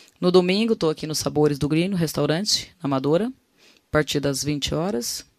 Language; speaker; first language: Portuguese; native; Portuguese